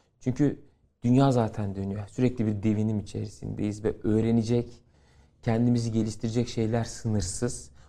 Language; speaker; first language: Turkish; native; Turkish